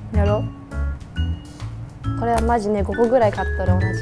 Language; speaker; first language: Japanese; native; Japanese